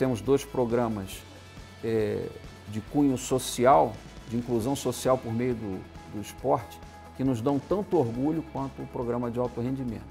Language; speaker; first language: Portuguese; native; Portuguese